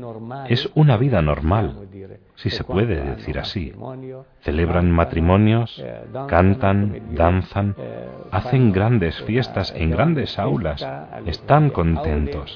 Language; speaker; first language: Spanish; non-native, fluent; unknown